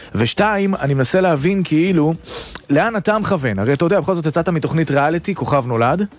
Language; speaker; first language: Hebrew; native; Hebrew